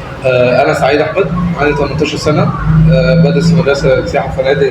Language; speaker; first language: Arabic; native; Arabic